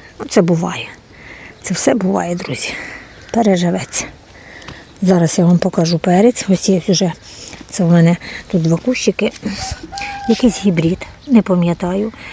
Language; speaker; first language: Ukrainian; non-native, local second language; Russian